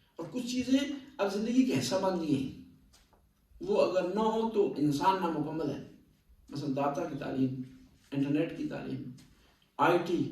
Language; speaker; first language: Urdu; non-native, local second language; Punjabi